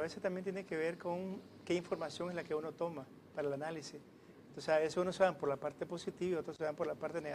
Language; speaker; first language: Spanish; native; Spanish